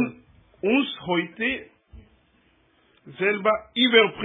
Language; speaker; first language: German; non-native, learner; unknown